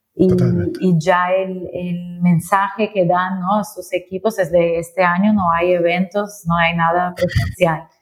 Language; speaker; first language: Spanish; non-native, fluent; Portuguese